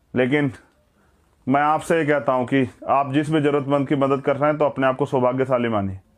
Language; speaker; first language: Hindi; native; Hindi